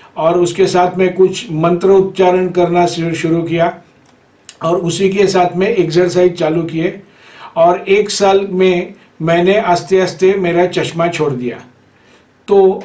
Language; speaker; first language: Hindi; non-native, local second language; Marathi